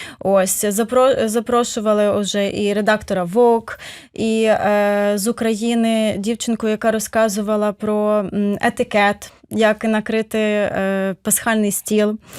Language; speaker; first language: Ukrainian; native; Ukrainian